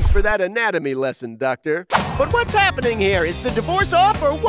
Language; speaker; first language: English; native; English